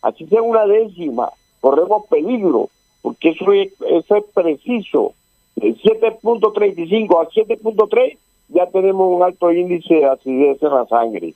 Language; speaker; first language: Spanish; native; Spanish